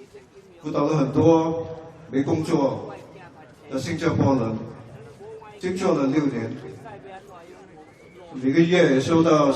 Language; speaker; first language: Chinese; non-native, local second language; English